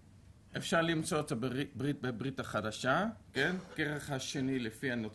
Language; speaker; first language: Hebrew; non-native, fluent; Dutch